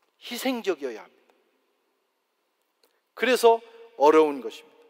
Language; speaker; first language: Korean; native; Korean